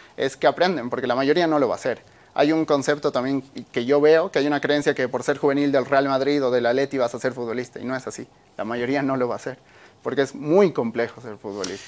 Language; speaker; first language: Spanish; native; Spanish